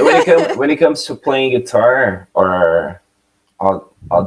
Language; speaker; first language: English; non-native, learner; Portuguese